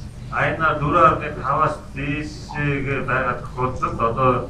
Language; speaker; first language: Mongolian; native; Mongolian